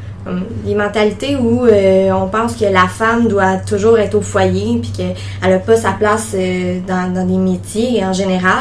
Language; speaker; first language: French; native; French